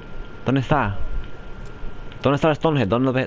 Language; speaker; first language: Spanish; early bilingual, heritage; English